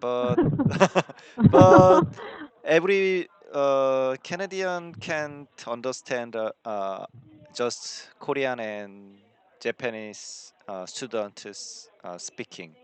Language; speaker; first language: English; non-native, learner; Korean